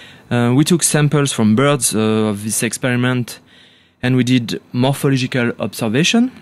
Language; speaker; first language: English; non-native, fluent; French